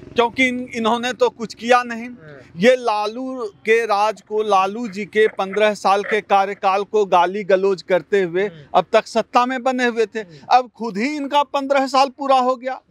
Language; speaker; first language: Hindi; native; Hindi